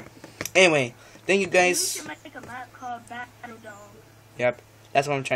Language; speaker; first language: English; native; English